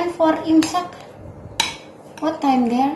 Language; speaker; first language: English; non-native, learner; Indonesian